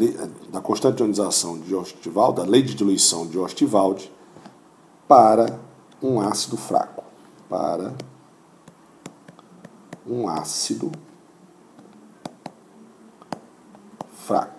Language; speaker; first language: Portuguese; native; Portuguese